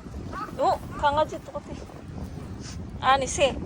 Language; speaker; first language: Korean; non-native, learner; Filipino